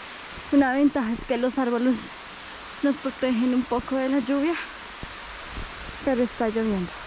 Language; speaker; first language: Spanish; native; Spanish